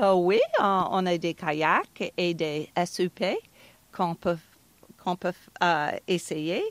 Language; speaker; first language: French; non-native, fluent; English